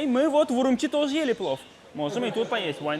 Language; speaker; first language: Russian; non-native, local second language; Uzbek